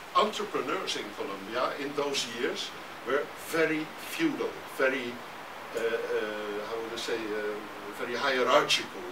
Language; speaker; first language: English; non-native, fluent; Dutch